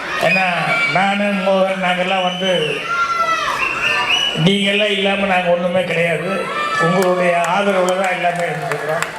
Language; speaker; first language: Tamil; native; Tamil